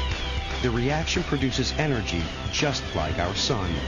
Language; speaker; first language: English; native; English